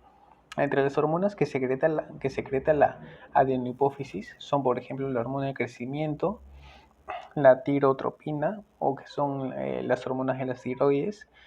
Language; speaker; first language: Spanish; native; Spanish